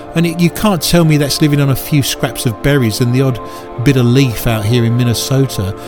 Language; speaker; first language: English; native; English